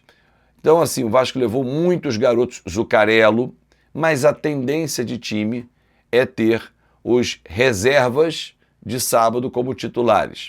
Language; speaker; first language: Portuguese; native; Portuguese